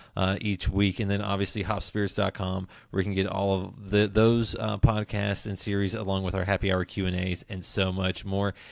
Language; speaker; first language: English; native; English